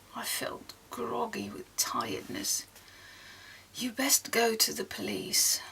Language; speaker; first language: English; non-native, fluent; Dutch